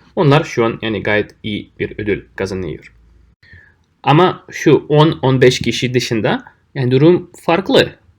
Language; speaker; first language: Turkish; non-native, fluent; Russian